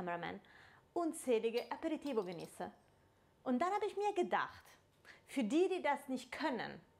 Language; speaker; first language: German; non-native, fluent; Italian